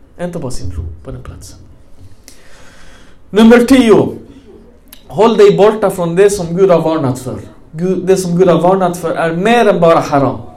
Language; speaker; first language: Swedish; early bilingual, other home language; Arabic